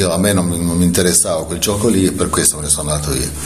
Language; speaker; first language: Italian; native; Italian